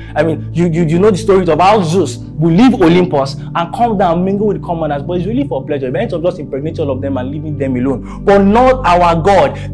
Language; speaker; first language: English; non-native, local second language; Yoruba